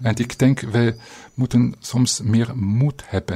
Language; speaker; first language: Dutch; non-native, fluent; German